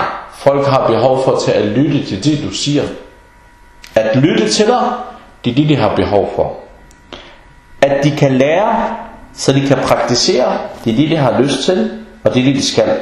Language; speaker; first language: Danish; early bilingual, other home language; Arabic